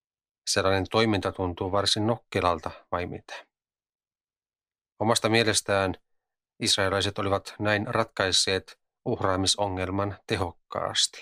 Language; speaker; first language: Finnish; native; Finnish